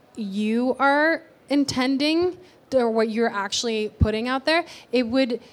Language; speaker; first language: English; early bilingual, other home language; Spanish